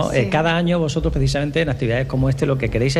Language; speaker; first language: Spanish; native; Spanish